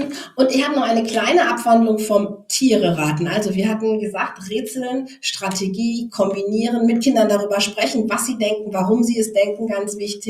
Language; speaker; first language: German; native; German